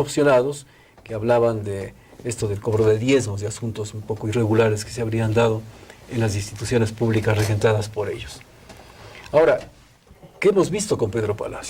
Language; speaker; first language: Spanish; native; Spanish